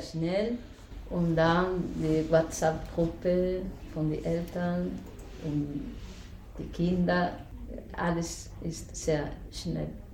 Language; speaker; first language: German; non-native, fluent; Spanish